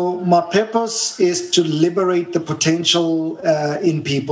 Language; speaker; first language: English; non-native, local second language; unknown